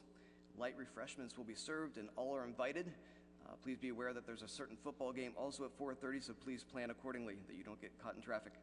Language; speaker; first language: English; native; English